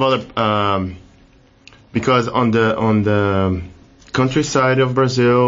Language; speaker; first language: English; non-native, fluent; Portuguese